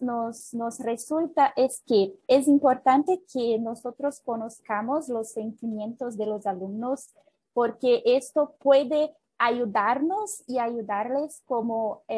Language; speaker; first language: Spanish; non-native, fluent; Portuguese